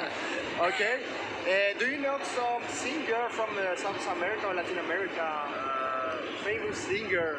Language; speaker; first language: English; non-native, learner; French